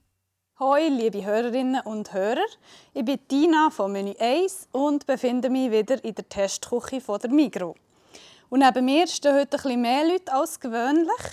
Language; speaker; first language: German; native; German